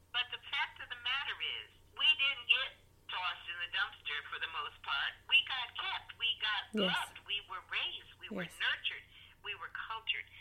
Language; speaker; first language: English; native; English